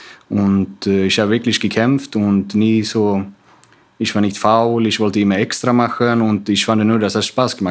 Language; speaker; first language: German; non-native, fluent; Swedish